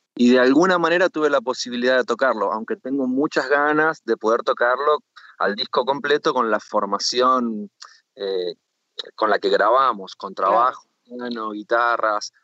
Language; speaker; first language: Spanish; native; Spanish